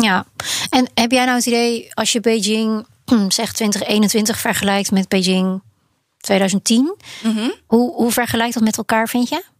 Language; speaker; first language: Dutch; native; Dutch